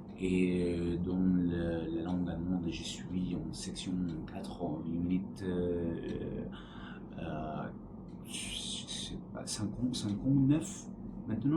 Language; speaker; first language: French; non-native, learner; Arabic